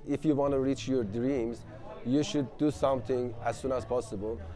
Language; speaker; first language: English; non-native, fluent; Persian